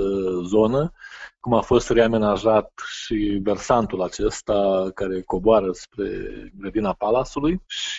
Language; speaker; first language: Romanian; native; Romanian